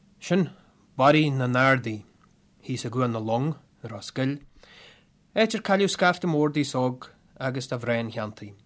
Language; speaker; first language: Irish; native; Irish